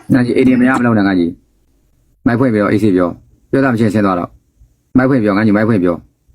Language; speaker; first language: Burmese; native; Burmese